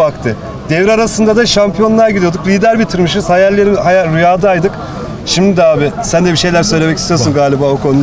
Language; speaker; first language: Turkish; native; Turkish